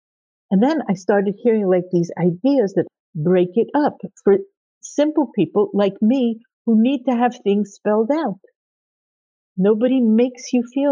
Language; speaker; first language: English; native; English